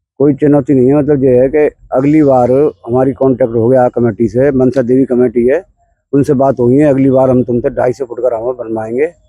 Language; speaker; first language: Hindi; native; Hindi